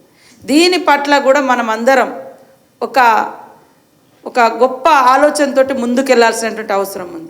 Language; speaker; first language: Telugu; native; Telugu